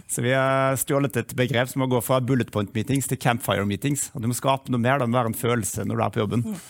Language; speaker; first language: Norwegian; native; Norwegian